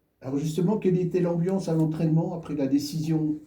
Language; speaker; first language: French; native; French